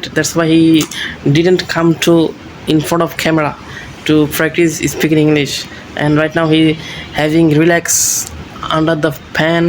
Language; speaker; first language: English; non-native, learner; Bangla